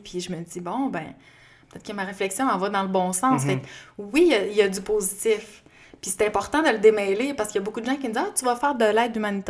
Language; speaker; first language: French; native; French